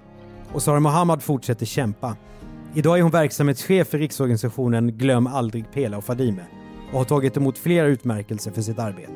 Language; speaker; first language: Swedish; native; Swedish